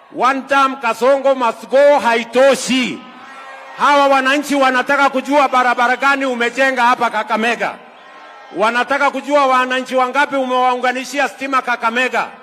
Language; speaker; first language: Swahili; native; Swahili